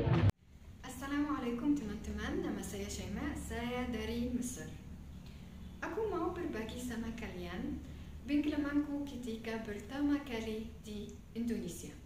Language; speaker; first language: Indonesian; non-native, fluent; Arabic